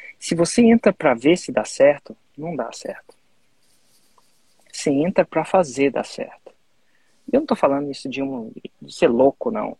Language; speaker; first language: Portuguese; native; Portuguese